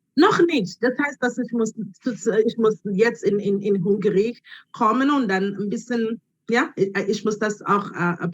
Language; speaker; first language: German; non-native, learner; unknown